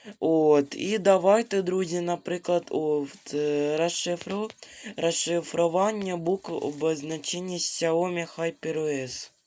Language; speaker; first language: Ukrainian; non-native, local second language; Russian